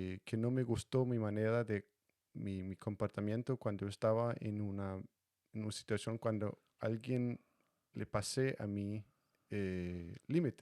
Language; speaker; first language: Spanish; non-native, fluent; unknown